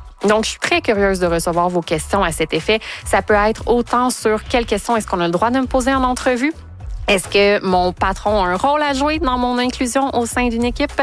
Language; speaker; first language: French; native; French